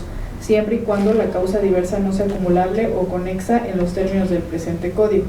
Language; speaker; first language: Spanish; native; Spanish